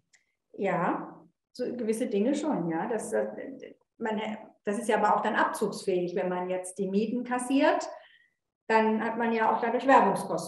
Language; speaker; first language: German; native; German